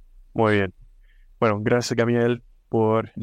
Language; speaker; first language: Spanish; non-native, fluent; English